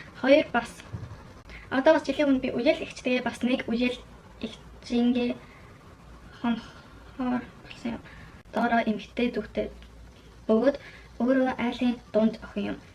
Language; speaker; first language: Mongolian; early bilingual, heritage; Mongolian